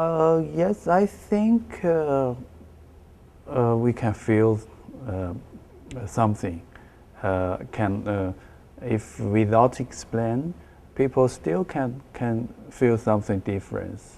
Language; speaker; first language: English; non-native, learner; Chinese